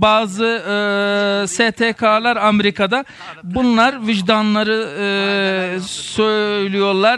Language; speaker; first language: Turkish; non-native, fluent; Arabic